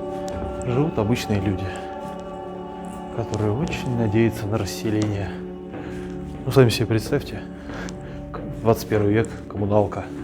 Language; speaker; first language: Russian; native; Russian